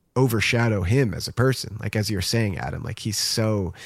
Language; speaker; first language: English; native; English